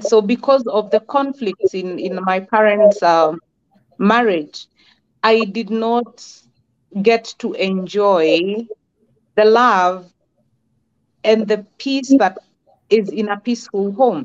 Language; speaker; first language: English; non-native, local second language; Kamba